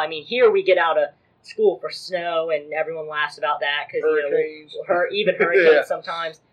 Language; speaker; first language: English; native; English